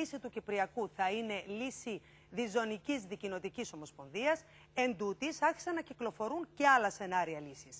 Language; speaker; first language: Greek; native; Greek